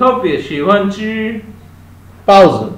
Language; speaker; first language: Chinese; non-native, fluent; Bangla